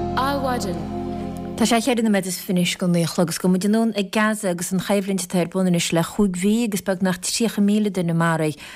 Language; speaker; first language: Irish; native; Irish